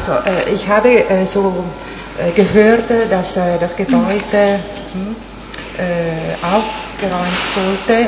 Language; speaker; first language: German; non-native, fluent; Italian